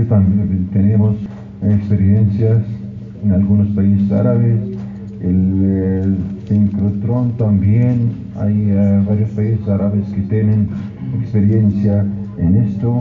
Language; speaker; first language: Spanish; non-native, fluent; Arabic